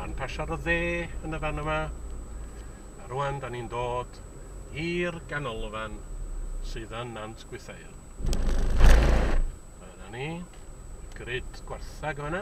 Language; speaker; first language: Welsh; native; Welsh